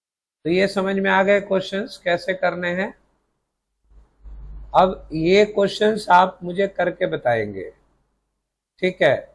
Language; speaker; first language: Hindi; native; Hindi